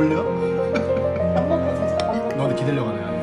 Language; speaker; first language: Korean; native; Korean